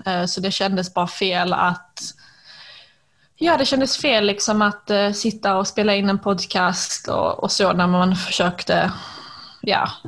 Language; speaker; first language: Swedish; native; Swedish